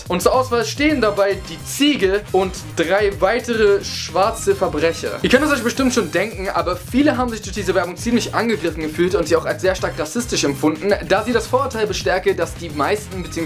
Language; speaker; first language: German; native; German